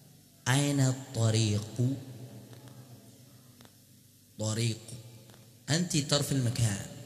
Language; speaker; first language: Arabic; non-native, fluent; Indonesian